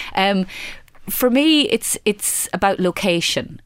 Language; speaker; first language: English; native; English